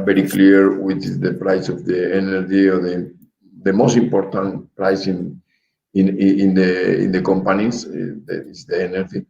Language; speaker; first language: English; non-native, learner; Spanish